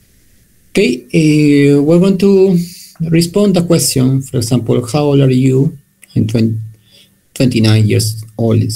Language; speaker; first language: English; non-native, learner; Spanish